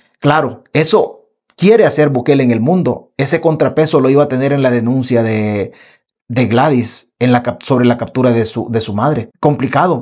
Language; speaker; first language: Spanish; native; Spanish